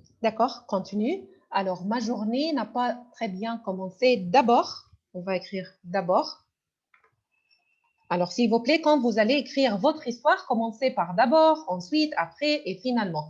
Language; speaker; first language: French; non-native, fluent; Arabic